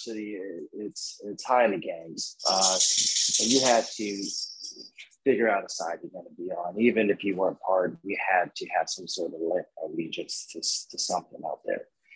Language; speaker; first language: English; native; English